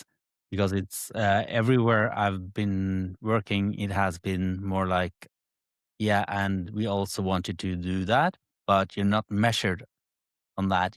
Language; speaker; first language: English; non-native, fluent; Norwegian